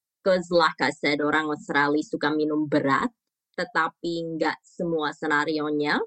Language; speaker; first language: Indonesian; early bilingual, heritage; Indonesian